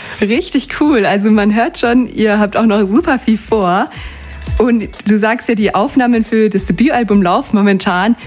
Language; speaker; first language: German; native; German